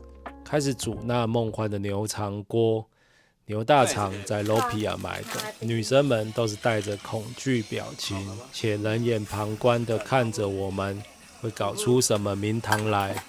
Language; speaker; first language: Chinese; native; Chinese